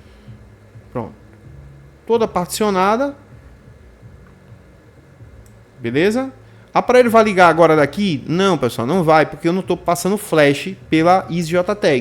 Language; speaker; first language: Portuguese; native; Portuguese